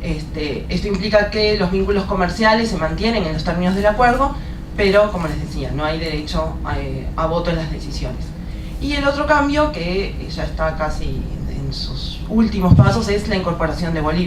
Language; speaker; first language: Spanish; native; Spanish